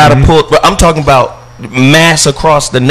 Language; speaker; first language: English; native; English